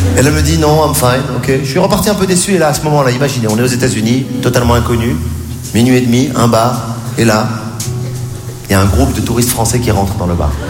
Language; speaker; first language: French; native; French